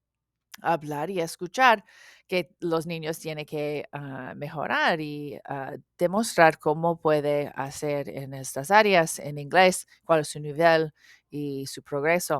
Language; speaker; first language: Spanish; non-native, learner; English